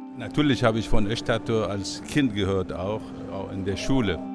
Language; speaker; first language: German; non-native, fluent; Arabic